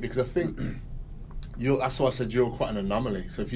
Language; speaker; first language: English; native; English